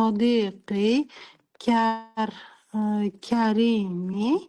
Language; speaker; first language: Arabic; non-native, learner; Uzbek